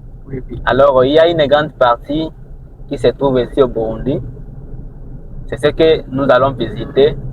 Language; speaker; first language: French; non-native, local second language; Rundi